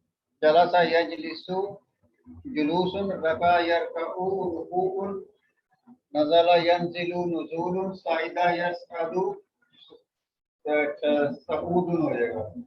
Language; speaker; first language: Arabic; non-native, learner; Urdu